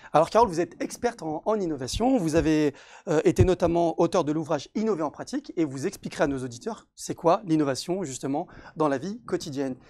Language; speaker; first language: French; native; French